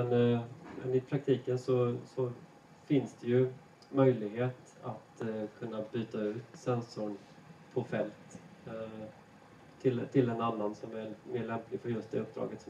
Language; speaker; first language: Swedish; native; Swedish